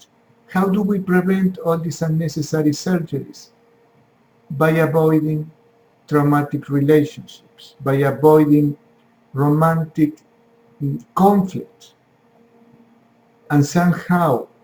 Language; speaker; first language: English; non-native, fluent; Spanish